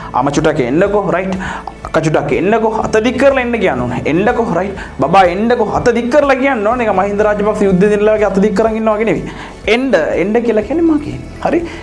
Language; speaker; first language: Sinhala; non-native, local second language; Tamil